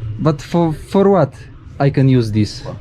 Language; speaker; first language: English; non-native, learner; Polish